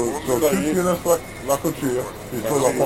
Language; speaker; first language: Spanish; non-native, learner; English